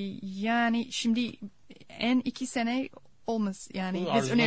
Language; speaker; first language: Turkish; non-native, fluent; English